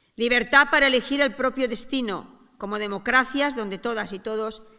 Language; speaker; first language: Spanish; non-native, local second language; Catalan